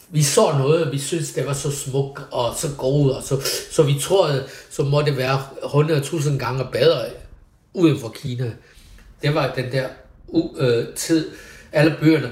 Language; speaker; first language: Danish; non-native, fluent; Chinese